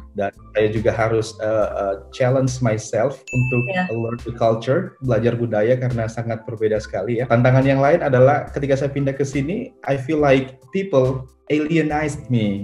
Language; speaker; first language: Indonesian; native; Indonesian